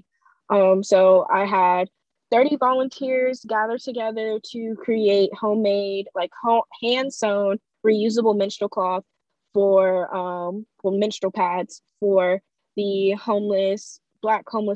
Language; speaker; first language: English; native; English